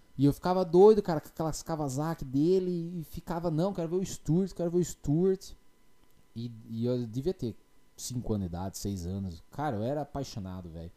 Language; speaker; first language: Portuguese; native; Portuguese